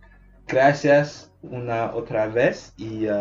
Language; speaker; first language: Spanish; non-native, learner; English